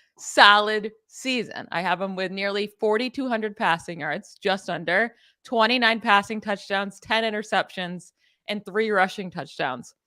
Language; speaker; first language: English; native; English